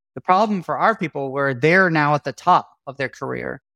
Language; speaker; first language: English; native; English